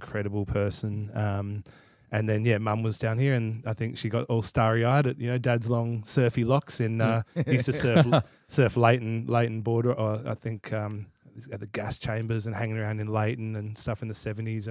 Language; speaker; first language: English; native; English